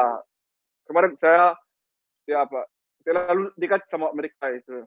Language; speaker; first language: Indonesian; non-native, learner; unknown